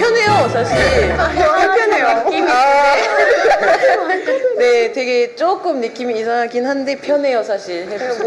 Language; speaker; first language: Korean; non-native, fluent; Arabic